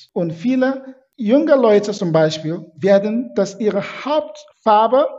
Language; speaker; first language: German; non-native, fluent; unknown